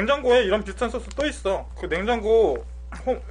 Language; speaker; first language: Korean; native; Korean